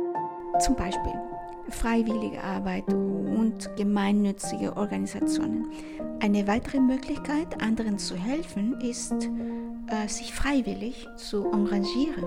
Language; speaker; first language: German; non-native, fluent; Spanish